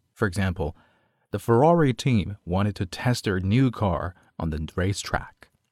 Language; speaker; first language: English; non-native, fluent; Chinese